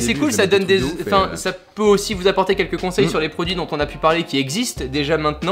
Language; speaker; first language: French; native; French